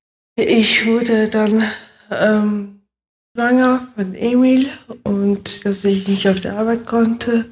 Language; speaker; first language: German; early bilingual, other home language; Russian